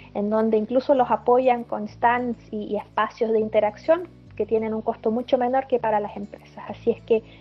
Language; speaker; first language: Spanish; early bilingual, heritage; German